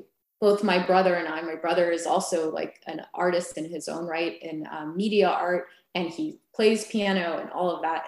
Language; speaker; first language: English; native; English